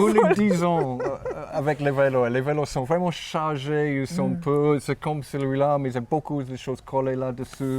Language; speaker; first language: French; non-native, fluent; English